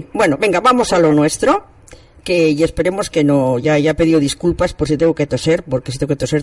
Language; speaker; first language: Spanish; native; Spanish